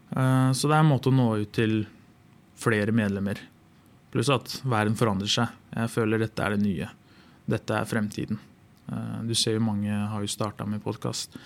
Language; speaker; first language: Norwegian; native; Norwegian